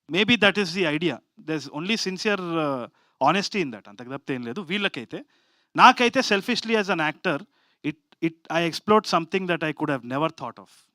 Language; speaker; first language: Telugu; native; Telugu